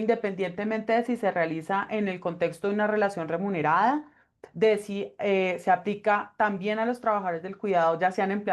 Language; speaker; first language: Spanish; native; Spanish